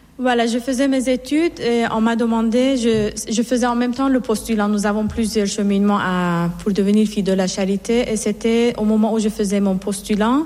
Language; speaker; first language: French; non-native, fluent; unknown